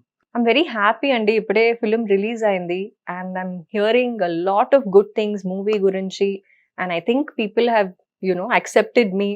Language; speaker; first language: Telugu; non-native, fluent; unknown